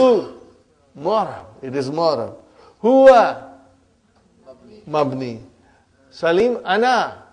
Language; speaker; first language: Arabic; non-native, fluent; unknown